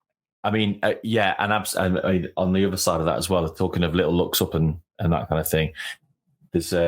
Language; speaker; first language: English; native; English